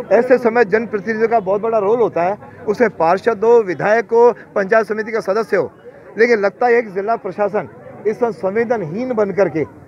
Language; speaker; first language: Hindi; native; Hindi